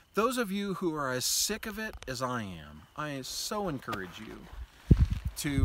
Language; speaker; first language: English; native; English